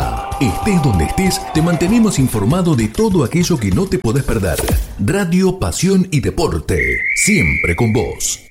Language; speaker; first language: Spanish; native; Spanish